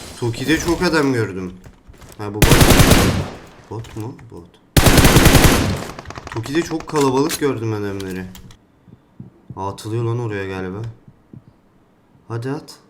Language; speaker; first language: Turkish; native; Turkish